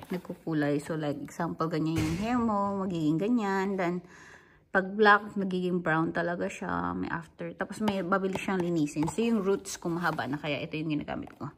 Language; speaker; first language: Filipino; non-native, local second language; Hiligaynon